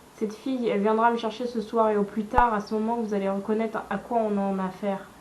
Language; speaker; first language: French; native; French